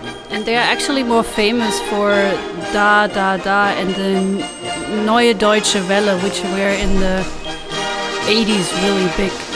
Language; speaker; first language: English; non-native, fluent; German